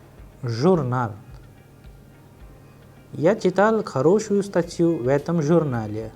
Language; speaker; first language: Russian; non-native, fluent; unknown